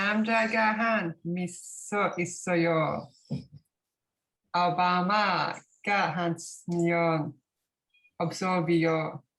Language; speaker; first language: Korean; non-native, learner; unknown